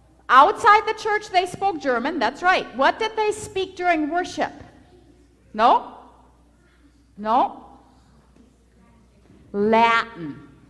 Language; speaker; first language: English; native; English